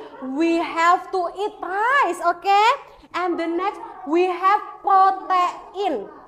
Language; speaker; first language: English; non-native, learner; Indonesian